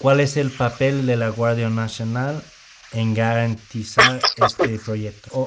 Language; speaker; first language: Spanish; non-native, fluent; English